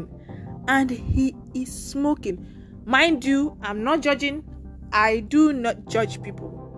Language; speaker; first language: English; non-native, local second language; Nigerian Pidgin